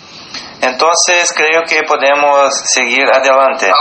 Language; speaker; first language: Spanish; non-native, learner; Portuguese